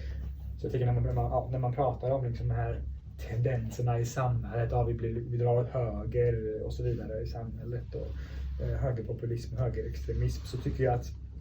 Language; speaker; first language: Swedish; early bilingual, other home language; Persian